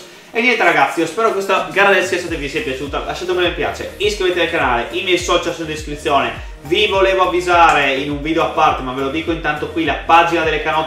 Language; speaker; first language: Italian; native; Italian